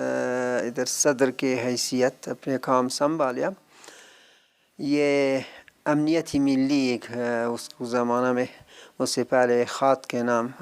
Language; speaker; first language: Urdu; non-native, learner; Persian